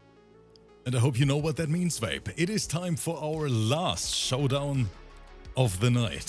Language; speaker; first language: English; native; English